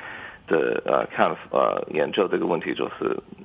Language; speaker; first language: Chinese; early bilingual, heritage; English